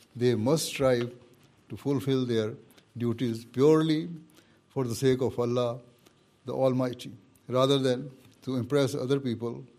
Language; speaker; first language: English; non-native, local second language; Urdu